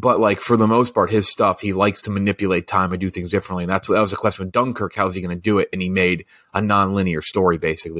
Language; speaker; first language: English; native; English